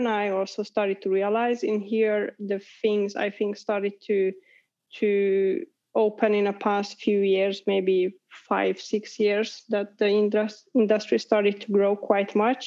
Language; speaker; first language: English; non-native, fluent; Hungarian